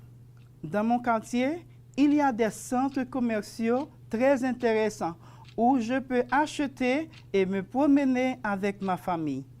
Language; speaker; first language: French; non-native, fluent; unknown